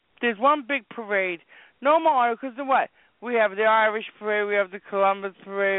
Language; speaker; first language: English; native; English